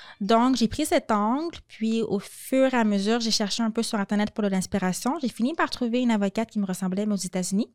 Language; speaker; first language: French; native; French